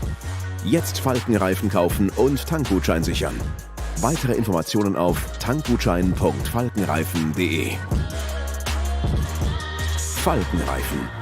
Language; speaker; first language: German; native; German